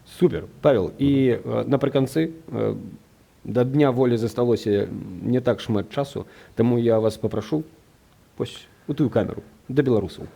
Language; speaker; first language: Belarusian; non-native, local second language; Russian